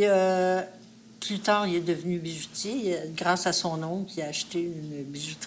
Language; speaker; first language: French; native; French